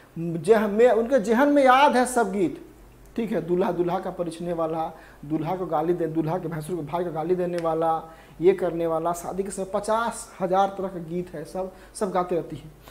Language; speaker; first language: Hindi; native; Hindi